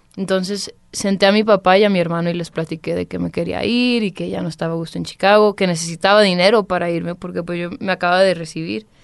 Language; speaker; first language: Spanish; early bilingual, heritage; Spanish